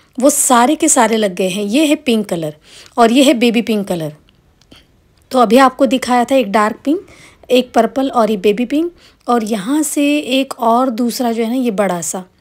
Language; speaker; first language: Hindi; non-native, local second language; Marathi